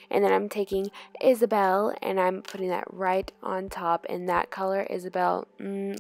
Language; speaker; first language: English; native; English